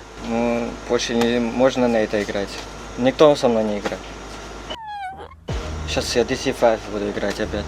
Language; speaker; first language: Russian; early bilingual, heritage; Russian